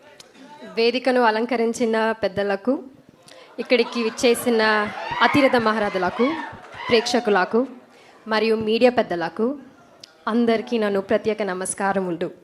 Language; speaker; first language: Telugu; non-native, learner; English